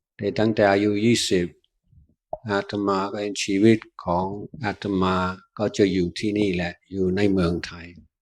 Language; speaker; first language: Thai; non-native, fluent; English